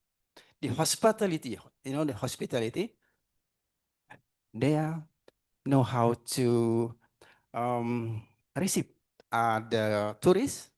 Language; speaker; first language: English; non-native, learner; Indonesian